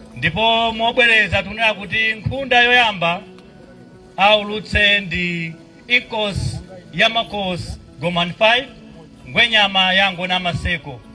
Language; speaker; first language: Nyanja; native; Nyanja